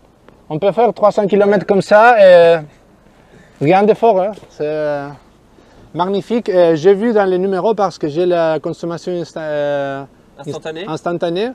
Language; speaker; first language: French; non-native, fluent; Spanish